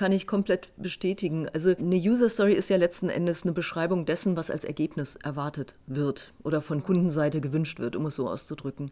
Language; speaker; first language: German; native; German